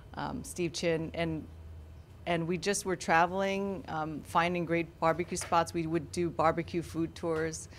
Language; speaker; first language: English; native; English